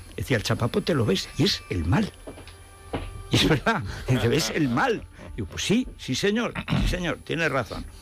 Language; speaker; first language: Spanish; native; Spanish